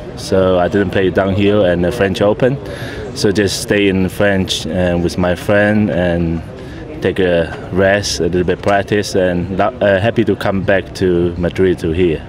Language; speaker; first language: English; non-native, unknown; Chinese